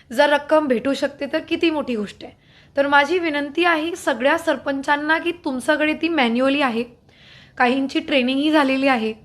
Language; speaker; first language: Marathi; non-native, fluent; Hindi